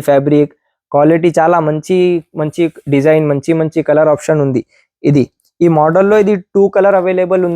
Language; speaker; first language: Telugu; non-native, local second language; Urdu